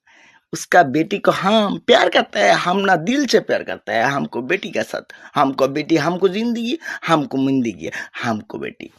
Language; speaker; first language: Hindi; non-native, learner; Bangla